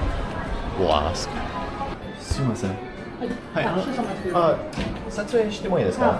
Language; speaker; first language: Japanese; non-native, learner; English